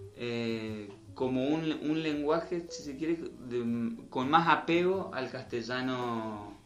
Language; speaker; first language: Spanish; native; Spanish